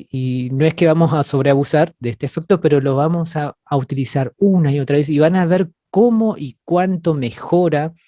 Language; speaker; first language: Spanish; native; Spanish